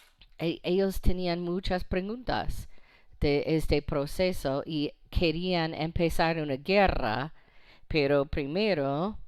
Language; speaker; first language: Spanish; non-native, fluent; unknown